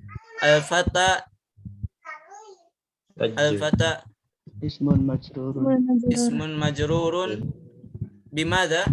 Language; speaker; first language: Arabic; non-native, fluent; Indonesian